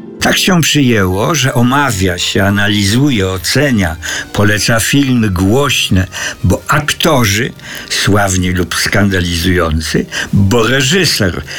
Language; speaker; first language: Polish; native; Polish